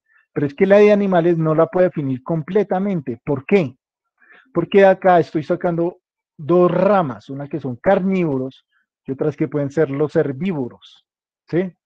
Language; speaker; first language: Spanish; native; Spanish